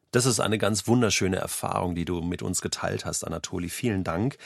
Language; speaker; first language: German; native; German